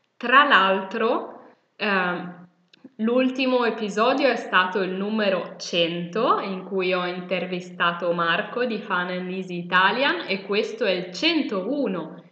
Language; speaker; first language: Italian; native; Italian